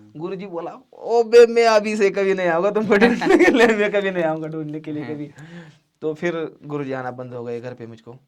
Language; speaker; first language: Hindi; non-native, local second language; Marathi